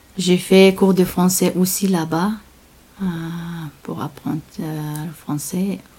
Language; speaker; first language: French; non-native, learner; Chechen